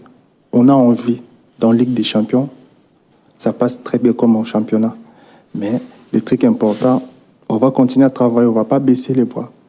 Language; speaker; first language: French; non-native, local second language; Lingala